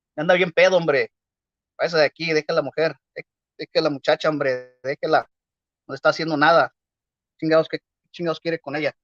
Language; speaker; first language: Spanish; early bilingual, heritage; Spanish